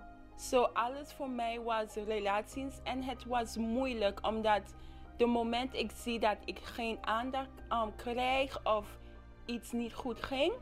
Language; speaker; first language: Dutch; non-native, local second language; English